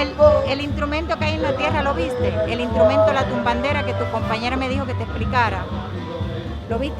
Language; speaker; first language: Spanish; native; Spanish